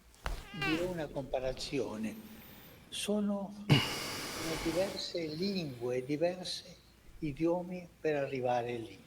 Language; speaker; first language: Italian; non-native, fluent; Spanish